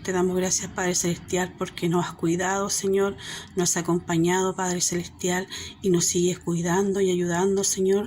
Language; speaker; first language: Spanish; native; Spanish